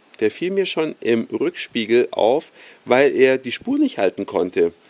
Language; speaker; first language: German; native; German